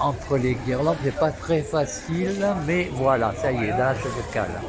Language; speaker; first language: French; native; French